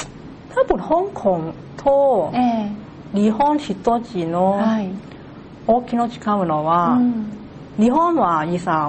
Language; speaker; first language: Japanese; non-native, learner; Cantonese